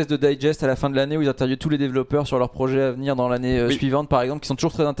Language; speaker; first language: French; native; French